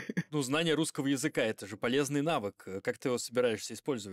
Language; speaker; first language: Russian; native; Russian